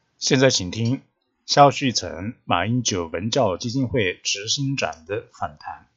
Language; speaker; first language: Chinese; non-native, fluent; Japanese